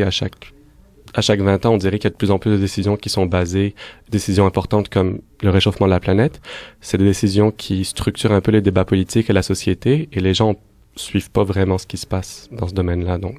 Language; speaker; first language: French; native; French